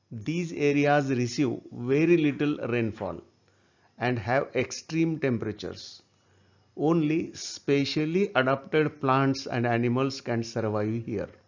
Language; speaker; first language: English; non-native, local second language; Marathi